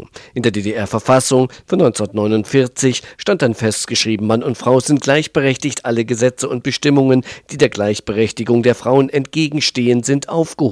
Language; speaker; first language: German; native; German